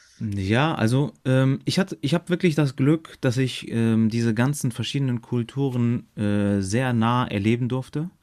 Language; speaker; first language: German; early bilingual, other home language; Turkish